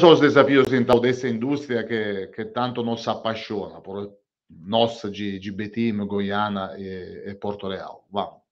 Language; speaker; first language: Portuguese; non-native, fluent; Italian